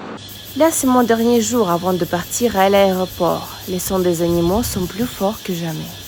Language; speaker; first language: French; non-native, fluent; Russian